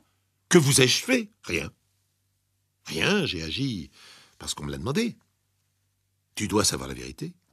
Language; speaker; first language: French; native; French